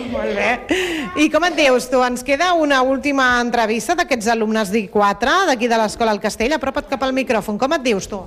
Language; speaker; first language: Catalan; native; Catalan